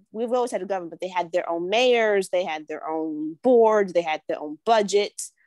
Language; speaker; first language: English; native; English